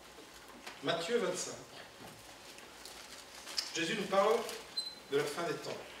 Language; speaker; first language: French; native; French